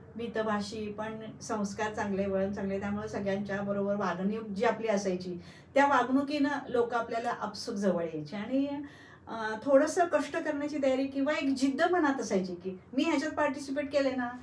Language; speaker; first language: Marathi; non-native, local second language; Gujarati